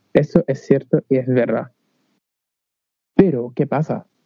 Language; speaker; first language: Spanish; non-native, learner; Wolof